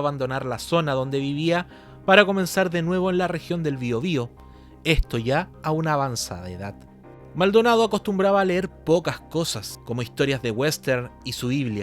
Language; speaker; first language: Spanish; native; Spanish